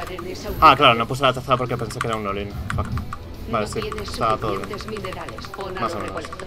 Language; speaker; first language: Spanish; native; Spanish